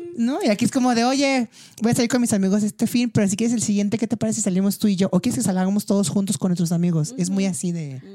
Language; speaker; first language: Spanish; native; Spanish